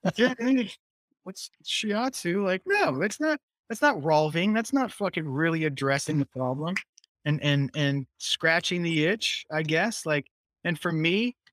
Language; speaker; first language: English; native; English